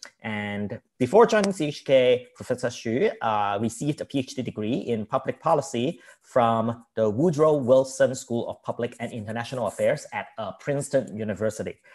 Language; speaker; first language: English; non-native, local second language; Cantonese